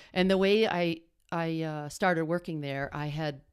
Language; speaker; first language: English; native; English